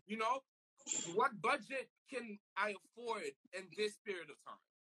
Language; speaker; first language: English; non-native, fluent; Haitian Creole